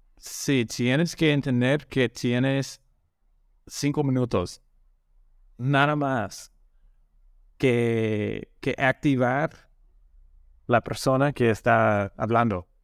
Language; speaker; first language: Spanish; non-native, learner; English